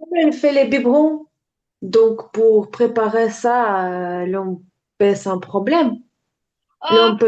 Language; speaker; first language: French; non-native, learner; Ukrainian